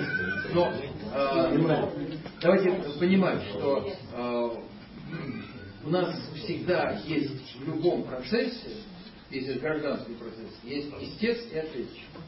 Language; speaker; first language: Russian; native; Russian